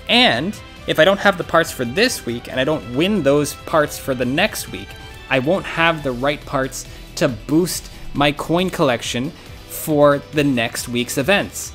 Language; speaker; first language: English; native; English